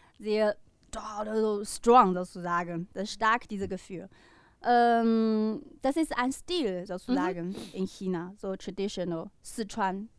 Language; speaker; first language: German; non-native, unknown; Chinese